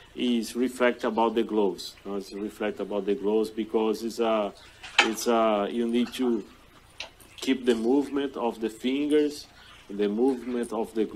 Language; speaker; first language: English; non-native, fluent; Portuguese